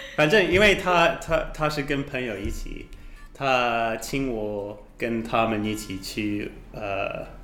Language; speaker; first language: Chinese; non-native, learner; English